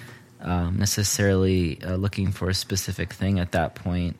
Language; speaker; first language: English; native; English